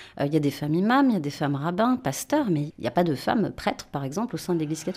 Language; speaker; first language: French; native; French